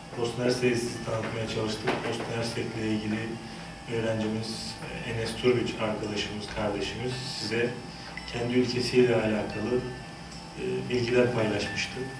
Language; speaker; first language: Turkish; native; Turkish